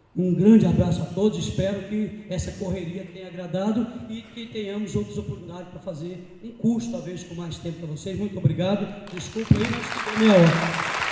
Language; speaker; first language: Portuguese; native; Portuguese